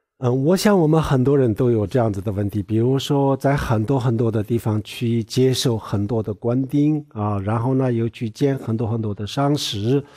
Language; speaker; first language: Chinese; non-native, local second language; Tibetan